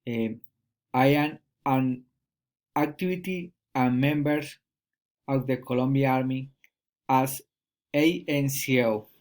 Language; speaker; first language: English; non-native, learner; Spanish